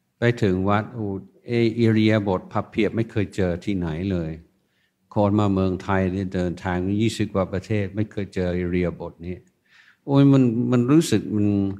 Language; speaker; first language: Thai; non-native, fluent; English